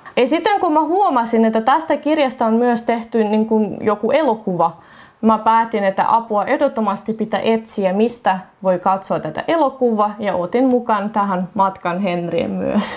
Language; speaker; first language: Finnish; non-native, fluent; Russian